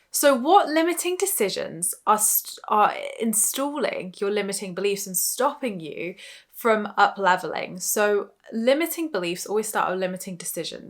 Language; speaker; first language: English; native; English